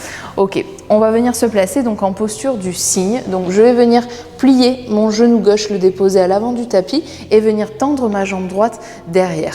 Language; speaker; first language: French; native; French